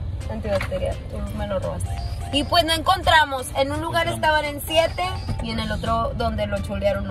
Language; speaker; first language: Spanish; native; Spanish